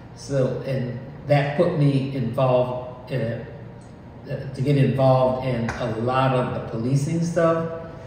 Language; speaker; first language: English; native; English